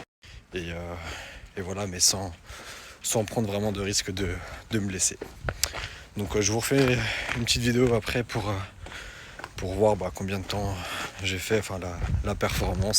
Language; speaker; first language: French; native; French